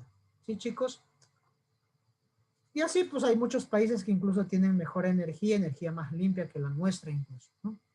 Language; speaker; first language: Spanish; native; Spanish